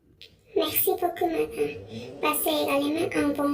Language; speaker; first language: French; non-native, learner; Spanish